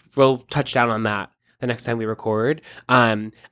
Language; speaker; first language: English; native; English